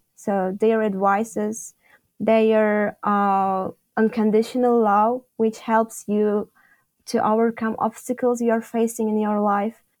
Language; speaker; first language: English; non-native, fluent; Tajik